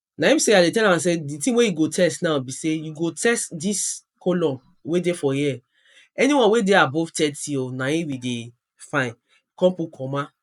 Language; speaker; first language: Nigerian Pidgin; non-native, local second language; Yoruba